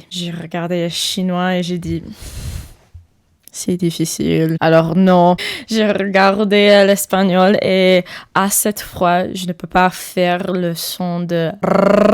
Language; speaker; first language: French; non-native, learner; English